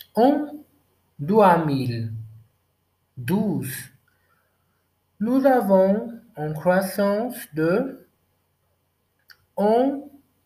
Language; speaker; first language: French; non-native, learner; Portuguese